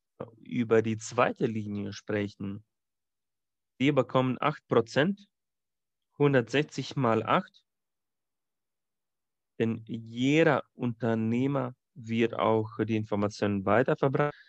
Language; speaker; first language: German; non-native, fluent; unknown